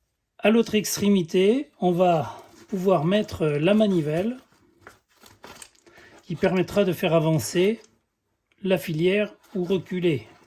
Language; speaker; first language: French; native; French